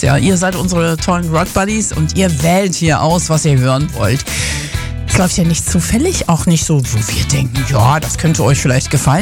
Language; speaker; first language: German; native; German